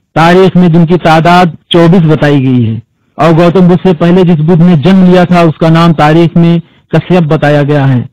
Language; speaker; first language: Urdu; native; Urdu